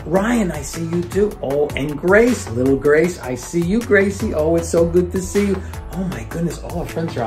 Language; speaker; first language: English; native; English